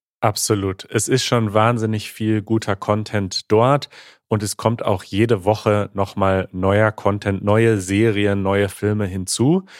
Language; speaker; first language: German; native; German